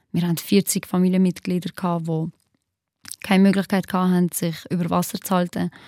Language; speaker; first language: German; early bilingual, other home language; Albanian